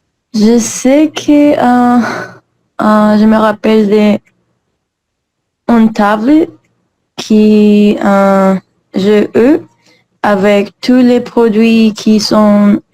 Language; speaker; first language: French; non-native, learner; English